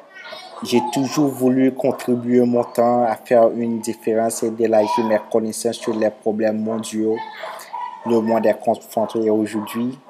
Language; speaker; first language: French; non-native, local second language; Haitian Creole